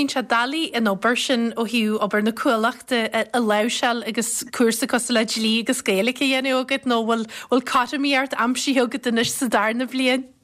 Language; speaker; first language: Irish; native; Irish